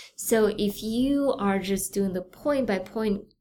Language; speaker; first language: English; non-native, fluent; Chinese